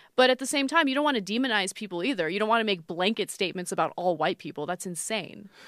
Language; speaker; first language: English; early bilingual, other home language; Armenian